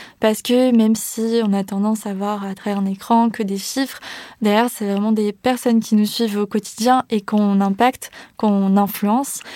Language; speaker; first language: French; native; French